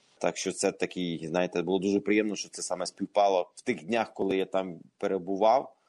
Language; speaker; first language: Ukrainian; native; Ukrainian